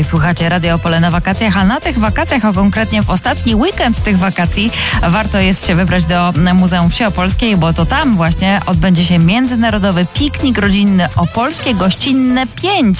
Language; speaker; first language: Polish; native; Polish